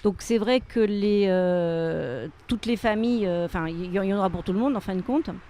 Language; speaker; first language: French; native; French